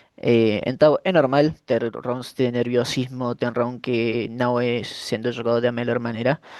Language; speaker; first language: Portuguese; non-native, fluent; Spanish